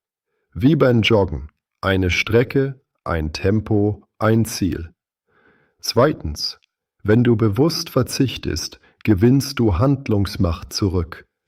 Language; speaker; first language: German; native; German